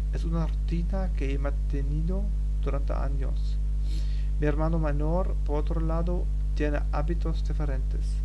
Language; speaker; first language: Spanish; non-native, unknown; German